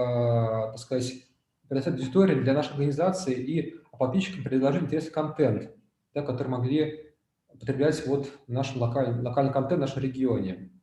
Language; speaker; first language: Russian; native; Russian